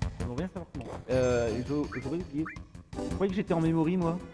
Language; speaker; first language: French; native; French